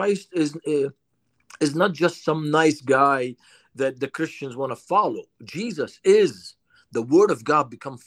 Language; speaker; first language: English; non-native, fluent; Arabic